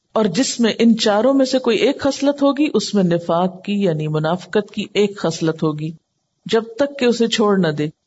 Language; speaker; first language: Urdu; native; Urdu